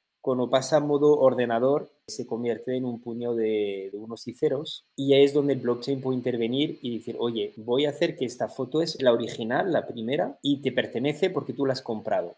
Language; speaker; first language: Spanish; native; Spanish